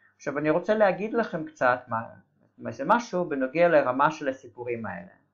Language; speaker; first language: Hebrew; native; Hebrew